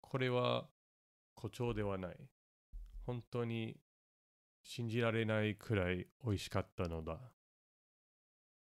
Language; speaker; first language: Japanese; non-native, fluent; English